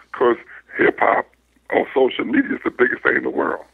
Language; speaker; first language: English; native; English